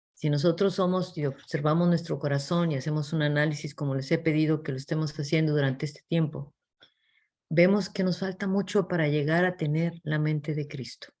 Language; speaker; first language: Spanish; early bilingual, heritage; English